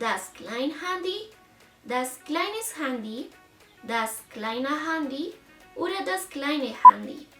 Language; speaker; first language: German; non-native, fluent; Spanish